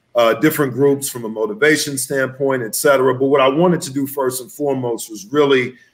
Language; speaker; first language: English; native; English